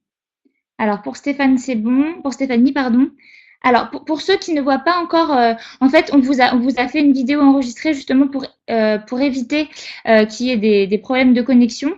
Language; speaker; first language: French; native; French